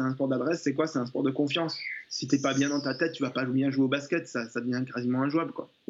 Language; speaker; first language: French; native; French